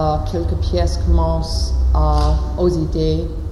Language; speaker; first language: French; non-native, learner; English